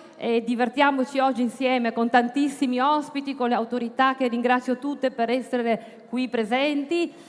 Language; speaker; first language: Italian; native; Italian